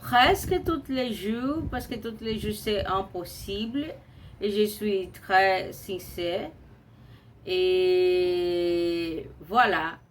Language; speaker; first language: French; non-native, learner; Portuguese